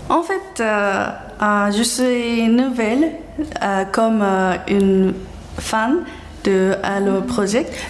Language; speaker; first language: French; non-native, learner; Japanese